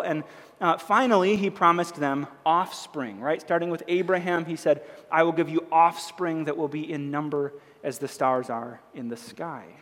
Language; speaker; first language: English; native; English